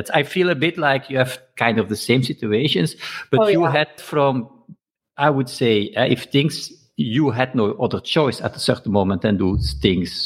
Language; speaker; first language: English; non-native, fluent; Dutch